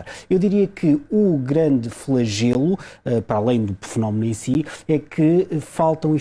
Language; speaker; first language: Portuguese; native; Portuguese